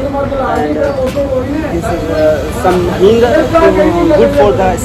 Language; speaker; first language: English; non-native, local second language; Hindi